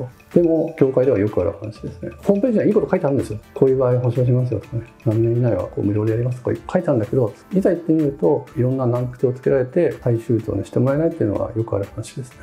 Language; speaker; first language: Japanese; native; Japanese